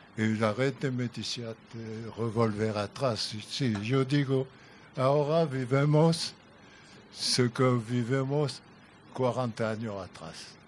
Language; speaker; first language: Spanish; non-native, learner; French